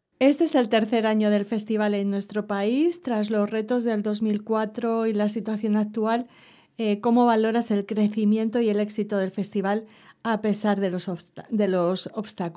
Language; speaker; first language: Spanish; native; Spanish